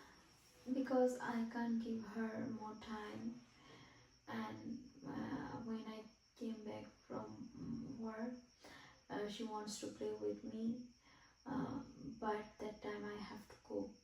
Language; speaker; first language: English; non-native, fluent; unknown